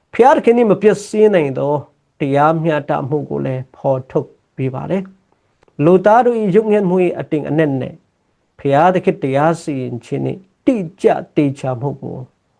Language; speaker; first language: Burmese; non-native, local second language; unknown